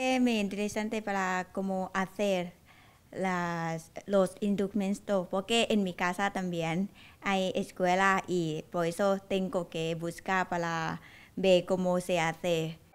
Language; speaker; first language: Spanish; non-native, learner; Thai